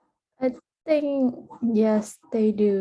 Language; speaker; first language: English; early bilingual, heritage; Vietnamese